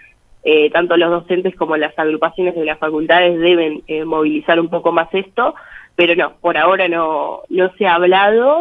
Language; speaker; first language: Spanish; native; Spanish